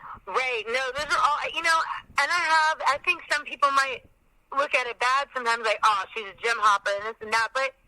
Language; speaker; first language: English; native; English